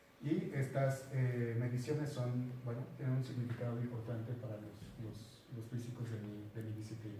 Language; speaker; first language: Spanish; native; Spanish